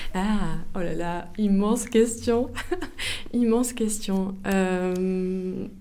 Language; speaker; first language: French; native; French